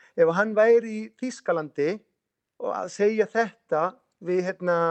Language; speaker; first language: Icelandic; non-native, fluent; Spanish